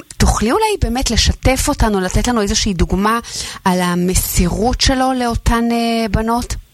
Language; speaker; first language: Hebrew; native; Hebrew